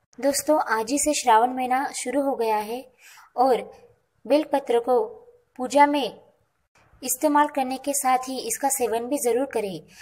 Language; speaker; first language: Hindi; non-native, local second language; Marathi